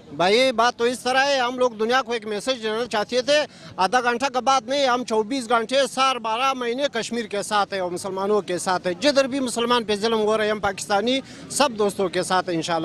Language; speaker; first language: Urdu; non-native, local second language; Pashto